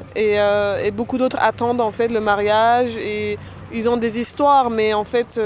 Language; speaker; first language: French; non-native, fluent; Persian